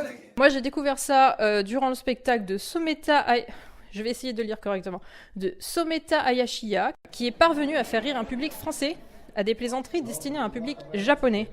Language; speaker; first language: French; native; French